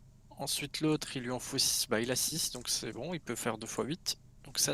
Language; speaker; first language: French; native; French